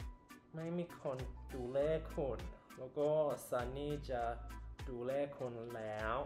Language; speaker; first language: Thai; non-native, learner; English